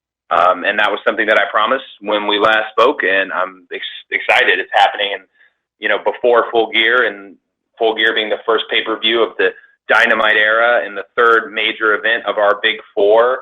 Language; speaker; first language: English; native; English